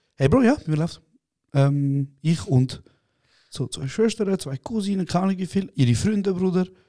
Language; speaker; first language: German; early bilingual, other home language; Kurdish